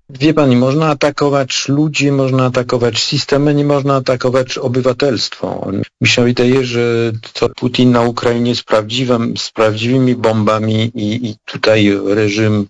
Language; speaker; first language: Polish; non-native, fluent; French